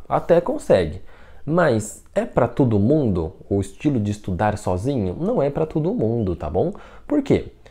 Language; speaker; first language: Portuguese; non-native, fluent; Chinese